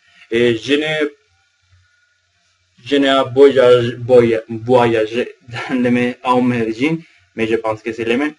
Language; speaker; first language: French; non-native, learner; Spanish